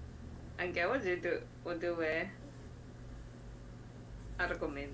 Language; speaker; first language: Italian; non-native, learner; Japanese